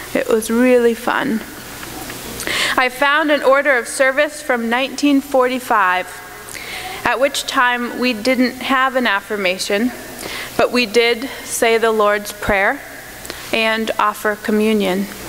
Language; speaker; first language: English; native; English